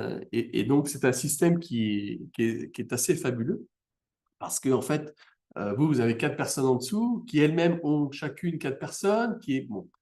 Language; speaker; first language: French; native; French